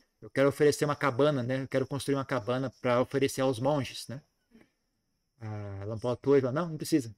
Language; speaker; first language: Portuguese; native; Portuguese